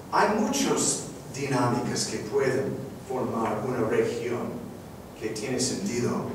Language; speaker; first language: Spanish; non-native, fluent; English